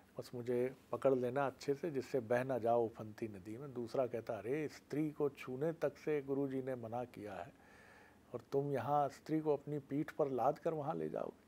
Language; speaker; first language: Hindi; native; Hindi